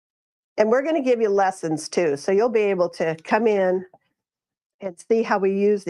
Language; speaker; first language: English; native; English